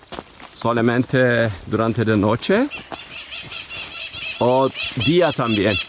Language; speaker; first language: Spanish; non-native, learner; Turkish